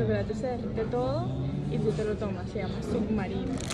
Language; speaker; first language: Spanish; native; Spanish